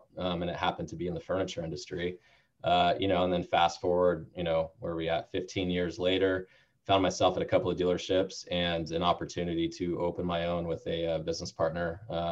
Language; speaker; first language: English; native; English